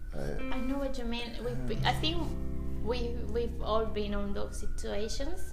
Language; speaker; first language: English; non-native, fluent; Spanish